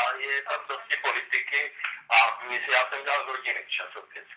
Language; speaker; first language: Czech; non-native, local second language; Romany